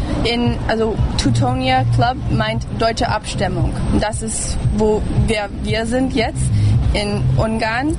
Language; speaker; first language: German; early bilingual, heritage; English